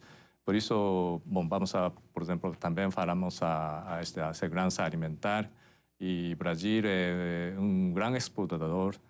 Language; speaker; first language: Portuguese; non-native, fluent; Japanese